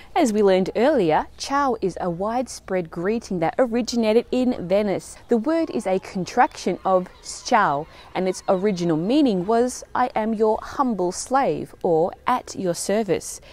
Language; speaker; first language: English; native; English